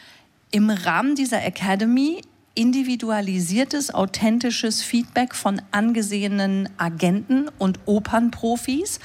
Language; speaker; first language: German; native; German